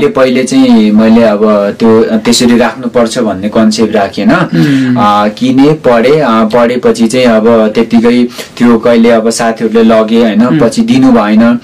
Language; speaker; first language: Nepali; non-native, local second language; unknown